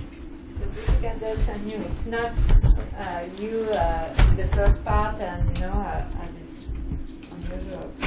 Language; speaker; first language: English; non-native, learner; French